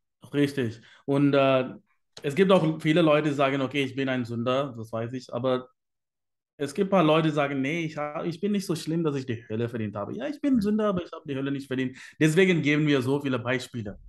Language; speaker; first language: German; non-native, fluent; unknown